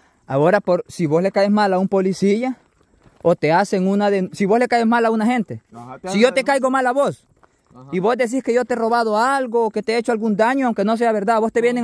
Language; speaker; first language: Spanish; native; Spanish